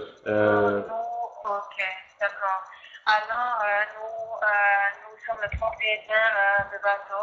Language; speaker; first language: French; non-native, fluent; Croatian